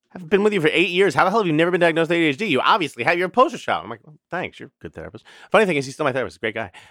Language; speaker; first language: English; native; English